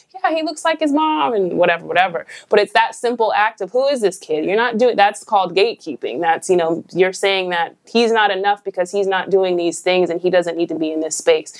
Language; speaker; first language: English; native; English